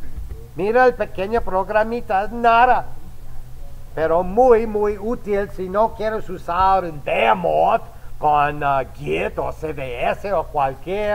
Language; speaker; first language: Spanish; non-native, fluent; English